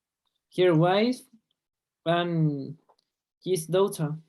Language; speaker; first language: English; non-native, learner; Spanish